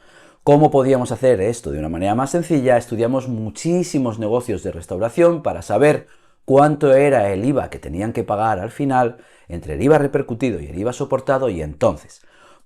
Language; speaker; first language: Spanish; native; Spanish